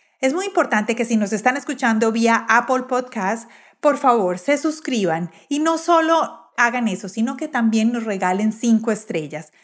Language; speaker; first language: Spanish; native; Spanish